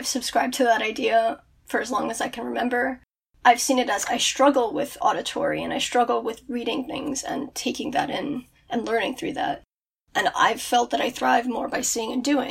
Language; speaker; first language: English; native; English